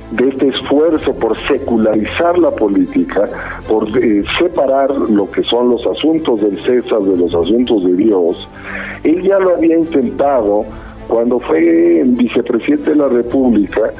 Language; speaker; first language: Spanish; native; Spanish